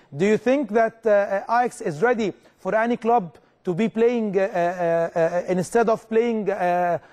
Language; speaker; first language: English; non-native, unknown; Arabic